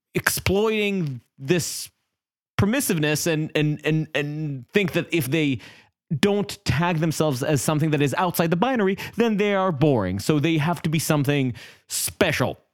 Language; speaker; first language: English; non-native, fluent; Hebrew